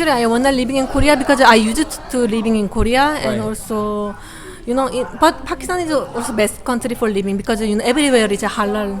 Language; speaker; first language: English; non-native, learner; Korean